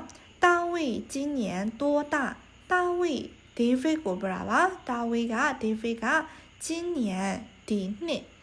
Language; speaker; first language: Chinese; non-native, fluent; Burmese